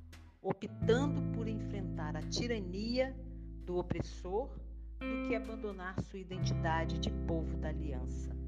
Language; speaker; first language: Portuguese; native; Portuguese